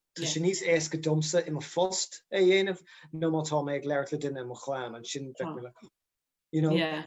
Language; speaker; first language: Irish; non-native, local second language; English